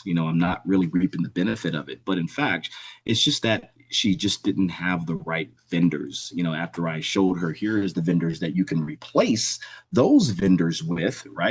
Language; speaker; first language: English; native; English